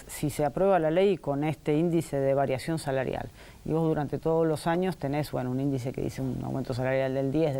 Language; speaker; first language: Spanish; native; Spanish